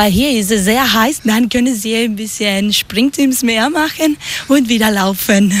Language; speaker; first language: German; non-native, learner; Spanish